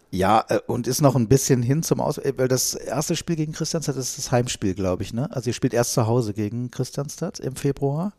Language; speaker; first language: German; native; German